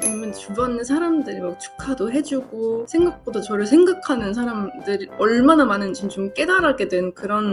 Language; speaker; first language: Korean; non-native, fluent; Estonian